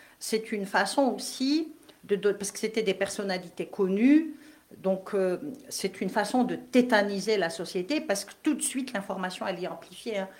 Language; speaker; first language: French; non-native, local second language; Kabyle